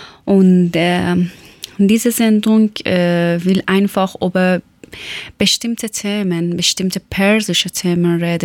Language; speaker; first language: German; non-native, fluent; Persian